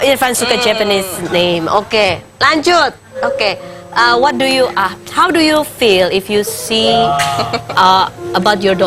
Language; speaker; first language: English; non-native, learner; Indonesian